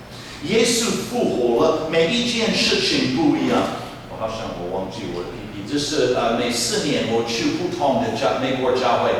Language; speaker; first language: Chinese; non-native, fluent; English